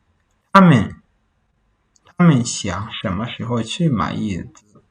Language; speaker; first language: Chinese; non-native, fluent; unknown